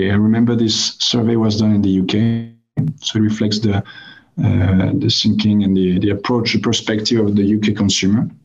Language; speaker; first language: English; non-native, fluent; French